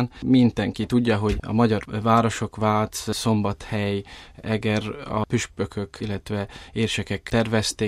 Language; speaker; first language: Hungarian; early bilingual, heritage; Italian